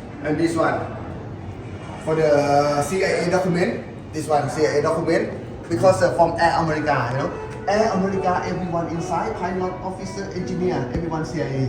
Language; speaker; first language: English; non-native, learner; Thai